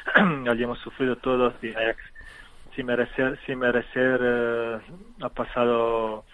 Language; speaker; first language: Spanish; non-native, fluent; Serbian